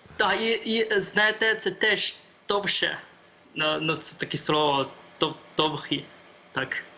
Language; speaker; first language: Ukrainian; non-native, learner; Chinese